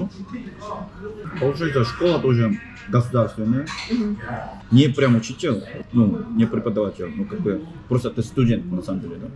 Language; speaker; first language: Russian; non-native, fluent; Korean